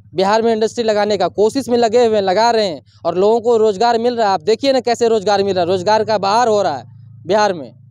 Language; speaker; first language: Hindi; native; Hindi